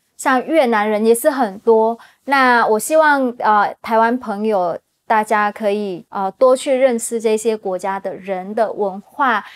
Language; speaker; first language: Chinese; non-native, fluent; Vietnamese